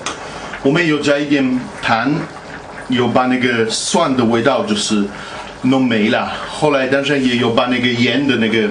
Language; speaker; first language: Chinese; non-native, fluent; Italian